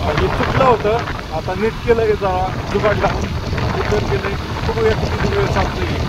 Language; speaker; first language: Marathi; native; Marathi